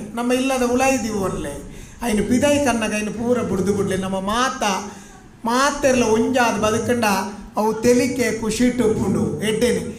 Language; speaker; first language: Kannada; non-native, local second language; Tulu